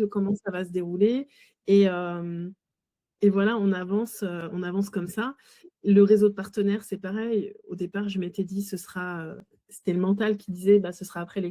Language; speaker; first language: French; native; French